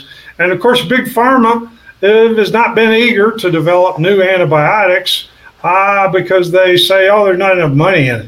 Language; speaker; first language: English; native; English